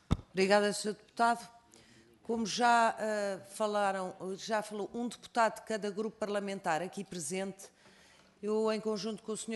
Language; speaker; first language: Portuguese; native; Portuguese